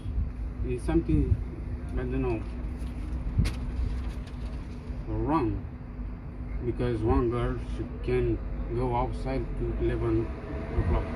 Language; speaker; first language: English; non-native, learner; Romanian